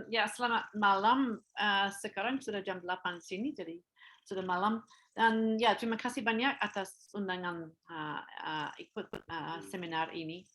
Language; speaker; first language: Indonesian; non-native, fluent; English